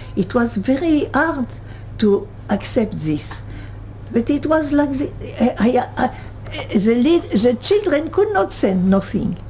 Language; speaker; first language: English; non-native, learner; French